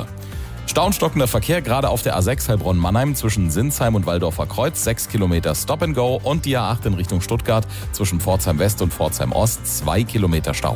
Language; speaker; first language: German; native; German